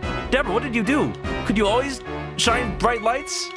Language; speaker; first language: English; native; English